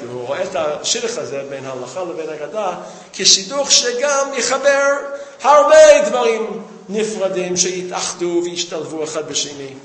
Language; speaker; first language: Hebrew; non-native, fluent; English